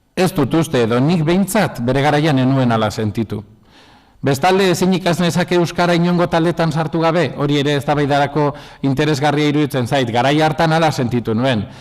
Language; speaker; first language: Basque; non-native, local second language; Spanish